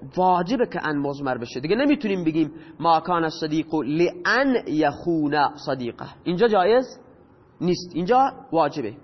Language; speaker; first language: Persian; non-native, local second language; Baluchi